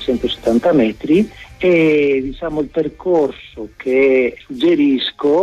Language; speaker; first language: Italian; native; Italian